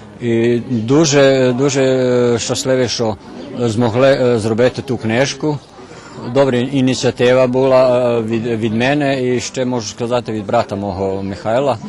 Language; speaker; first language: Ukrainian; early bilingual, heritage; Ukrainian